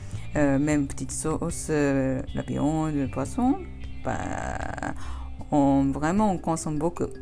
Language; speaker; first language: French; non-native, learner; Japanese